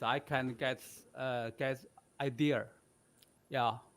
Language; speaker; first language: English; non-native, learner; Chinese